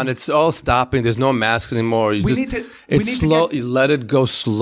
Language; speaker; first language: English; non-native, fluent; Hebrew